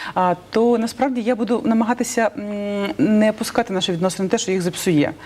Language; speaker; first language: Ukrainian; non-native, local second language; Russian